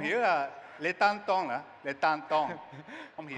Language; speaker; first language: Vietnamese; non-native, learner; Japanese